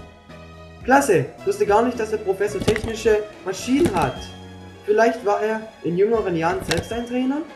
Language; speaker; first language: German; native; German